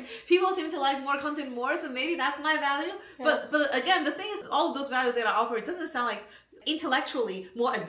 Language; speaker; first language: English; non-native, fluent; Chinese